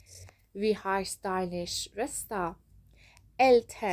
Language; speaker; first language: German; non-native, fluent; Persian